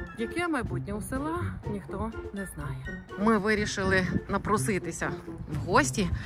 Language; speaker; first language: Ukrainian; native; Ukrainian